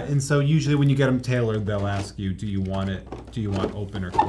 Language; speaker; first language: English; native; English